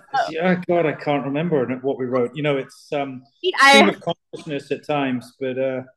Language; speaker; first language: English; native; English